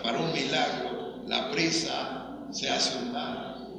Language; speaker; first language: Spanish; native; Spanish